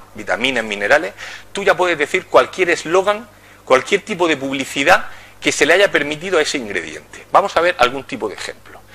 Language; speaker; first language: Spanish; native; Spanish